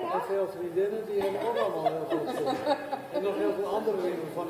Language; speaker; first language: Dutch; native; Dutch